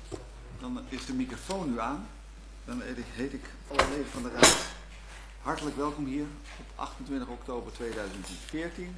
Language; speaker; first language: Dutch; native; Dutch